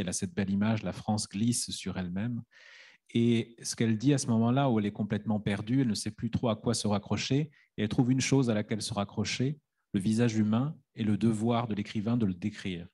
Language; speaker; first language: French; native; French